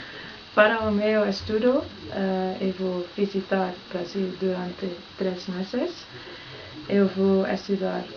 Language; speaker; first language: Portuguese; non-native, learner; Dutch